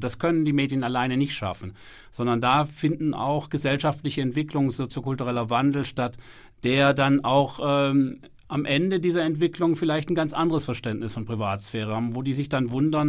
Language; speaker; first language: German; native; German